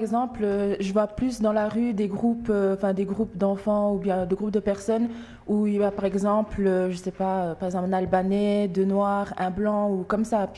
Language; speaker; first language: French; early bilingual, other home language; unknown